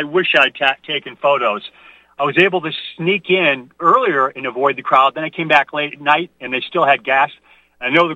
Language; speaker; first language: English; native; English